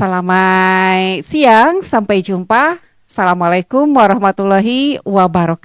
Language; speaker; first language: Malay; non-native, local second language; Minangkabau